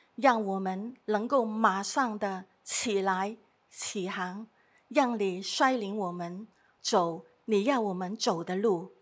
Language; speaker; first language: Chinese; non-native, fluent; Cantonese